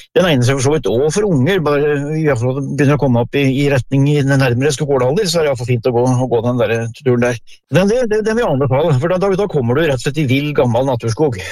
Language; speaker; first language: Norwegian; native; Norwegian